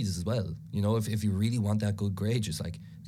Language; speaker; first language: English; non-native, local second language; Irish